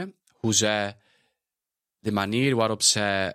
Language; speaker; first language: Dutch; non-native, fluent; Spanish